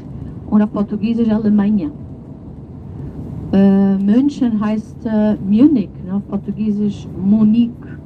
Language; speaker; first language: German; non-native, fluent; Portuguese